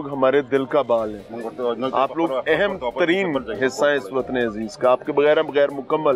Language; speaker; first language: Urdu; native; Urdu